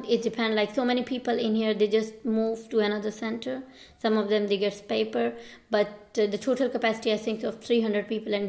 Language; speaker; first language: English; non-native, local second language; Urdu